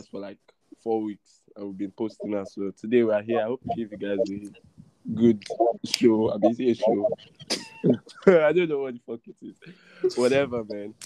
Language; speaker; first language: English; non-native, local second language; Yoruba